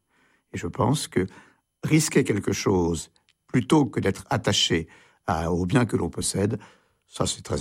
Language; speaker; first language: French; native; French